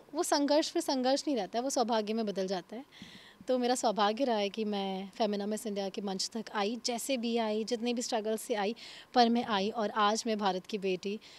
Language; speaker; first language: Hindi; native; Hindi